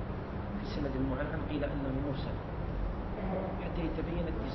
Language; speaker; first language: Arabic; native; Arabic